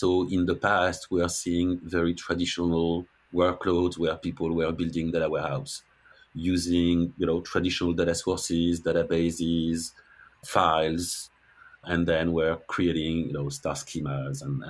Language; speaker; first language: English; non-native, fluent; French